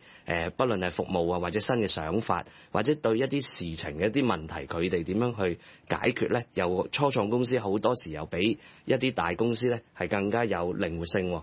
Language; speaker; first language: Cantonese; native; Cantonese